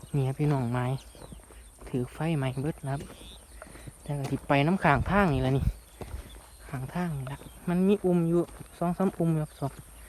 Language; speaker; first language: Thai; native; Thai